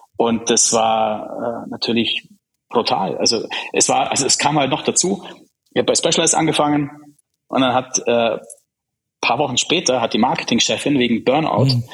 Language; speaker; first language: German; early bilingual, other home language; Czech